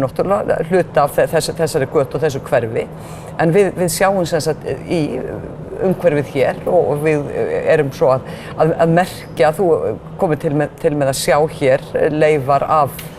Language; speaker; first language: Icelandic; native; Icelandic